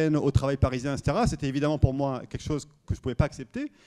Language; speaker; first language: French; native; French